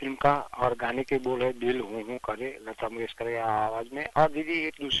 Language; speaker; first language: Hindi; non-native, local second language; Gujarati